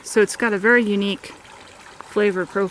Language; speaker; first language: English; native; English